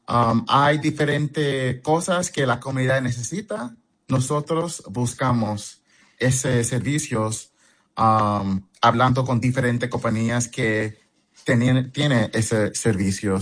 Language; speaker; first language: Spanish; early bilingual, heritage; Spanish